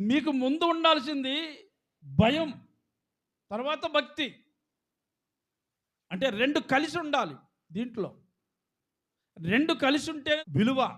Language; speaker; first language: Telugu; native; Telugu